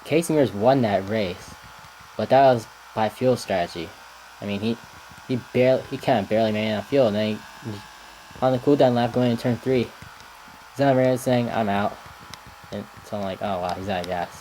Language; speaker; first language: English; native; English